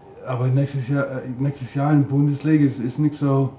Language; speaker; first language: German; non-native, learner; English